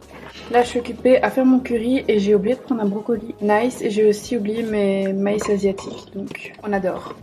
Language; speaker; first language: French; native; French